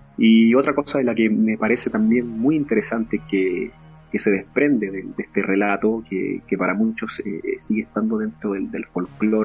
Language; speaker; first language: Spanish; native; Spanish